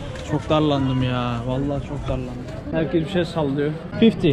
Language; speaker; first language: Turkish; native; Turkish